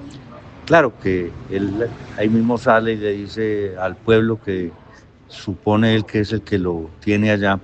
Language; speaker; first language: Spanish; native; Spanish